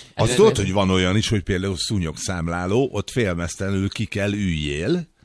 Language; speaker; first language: Hungarian; native; Hungarian